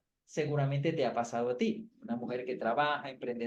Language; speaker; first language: Spanish; native; Spanish